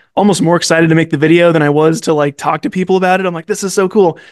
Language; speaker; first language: English; native; English